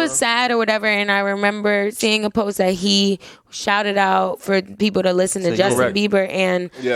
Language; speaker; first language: English; native; English